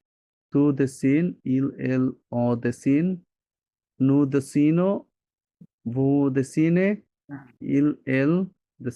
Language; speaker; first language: French; non-native, learner; Bangla